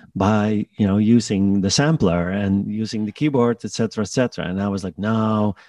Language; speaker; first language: English; non-native, fluent; Dutch